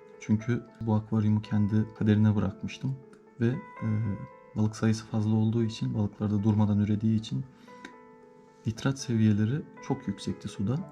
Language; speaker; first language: Turkish; native; Turkish